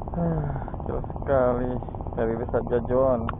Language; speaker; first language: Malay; non-native, local second language; Balinese